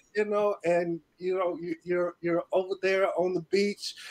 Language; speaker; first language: English; native; English